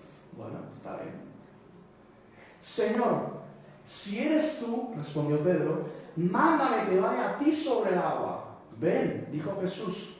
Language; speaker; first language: Spanish; native; Spanish